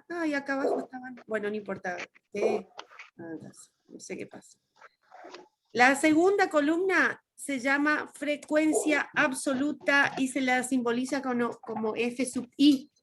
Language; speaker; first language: Spanish; native; Spanish